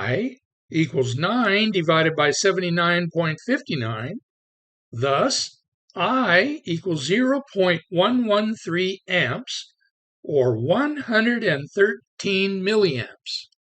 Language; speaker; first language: English; native; English